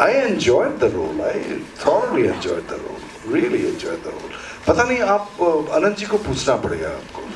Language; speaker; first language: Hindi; non-native, local second language; Assamese